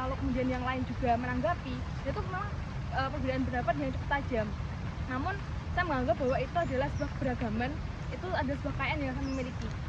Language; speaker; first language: Indonesian; non-native, local second language; Javanese